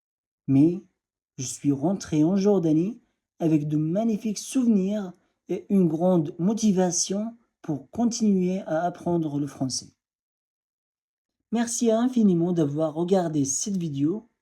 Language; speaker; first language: French; non-native, fluent; Arabic